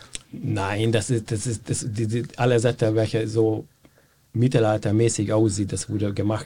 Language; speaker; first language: German; non-native, fluent; Hungarian